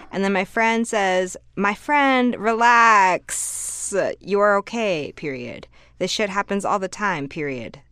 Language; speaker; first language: English; native; English